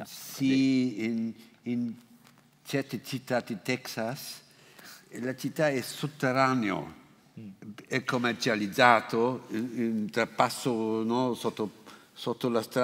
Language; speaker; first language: Italian; non-native, fluent; German